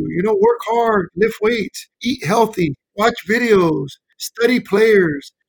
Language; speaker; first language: English; native; English